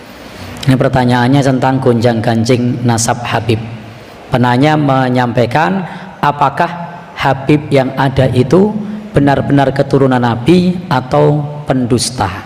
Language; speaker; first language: Indonesian; native; Indonesian